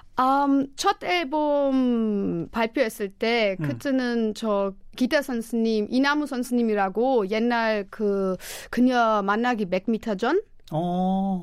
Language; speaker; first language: Korean; non-native, fluent; German